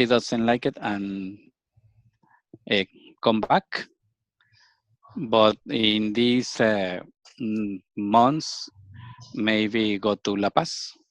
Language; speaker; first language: English; non-native, learner; Spanish